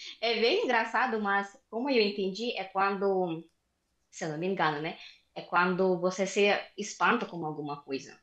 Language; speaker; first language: Portuguese; non-native, fluent; Russian